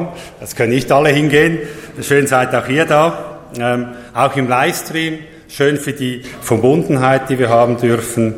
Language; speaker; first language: German; native; German